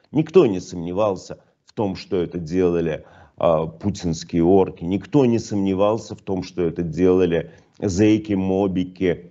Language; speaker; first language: Russian; native; Russian